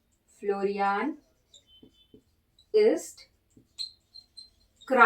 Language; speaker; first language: German; non-native, learner; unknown